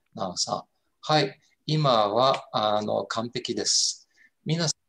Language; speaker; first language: Japanese; non-native, fluent; French